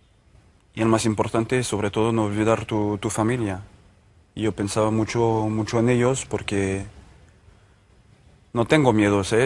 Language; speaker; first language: Spanish; non-native, fluent; French